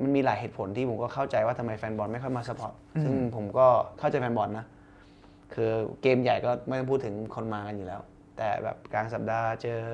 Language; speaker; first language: Thai; early bilingual, other home language; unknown